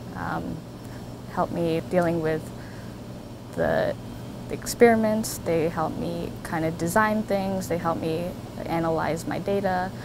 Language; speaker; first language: English; native; English